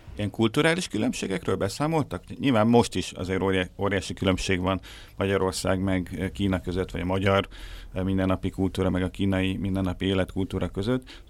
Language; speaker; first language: Hungarian; native; Hungarian